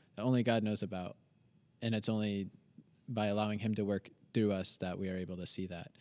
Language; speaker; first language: English; native; English